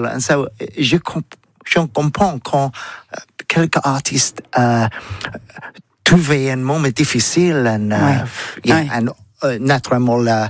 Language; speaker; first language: French; non-native, learner; English